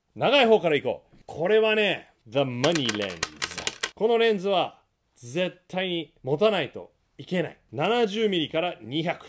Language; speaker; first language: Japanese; non-native, fluent; English